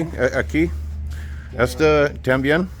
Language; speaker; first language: Spanish; non-native, learner; English